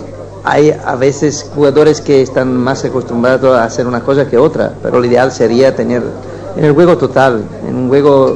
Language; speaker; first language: Spanish; non-native, fluent; Italian